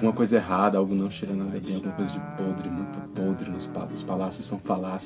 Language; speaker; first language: Portuguese; native; Portuguese